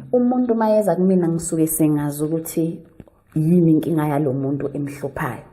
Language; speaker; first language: Zulu; native; Zulu